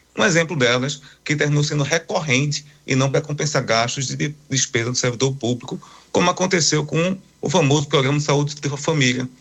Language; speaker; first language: Portuguese; native; Portuguese